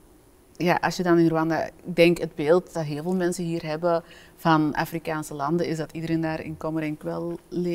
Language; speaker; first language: Dutch; native; Dutch